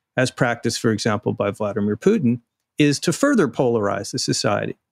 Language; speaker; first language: English; native; English